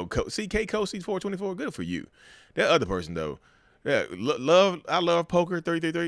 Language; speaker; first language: English; native; English